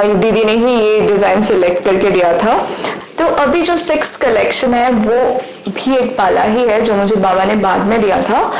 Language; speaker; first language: Hindi; non-native, local second language; Bangla